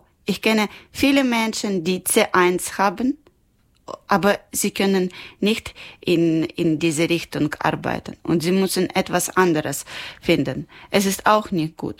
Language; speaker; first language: German; non-native, learner; Ukrainian